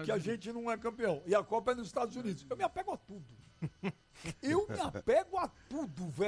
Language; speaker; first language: Portuguese; native; Portuguese